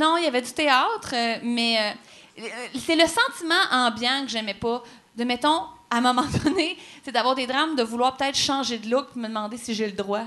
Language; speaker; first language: French; native; French